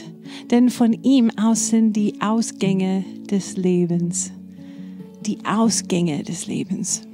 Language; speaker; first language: German; non-native, fluent; English